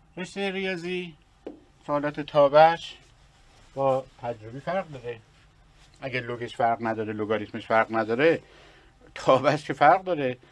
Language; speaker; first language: Persian; native; Persian